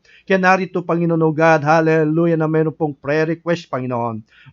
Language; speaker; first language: Filipino; native; Filipino